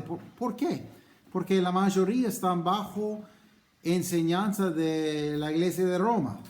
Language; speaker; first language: Spanish; non-native, fluent; English